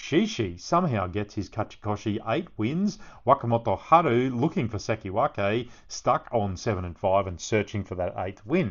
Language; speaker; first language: English; native; English